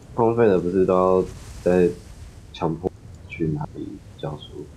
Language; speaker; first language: Chinese; native; Chinese